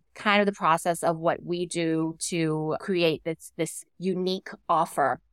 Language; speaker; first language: English; non-native, fluent; Thai